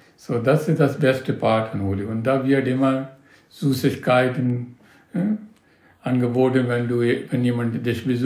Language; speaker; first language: German; non-native, learner; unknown